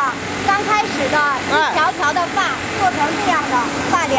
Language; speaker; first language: Chinese; native; Chinese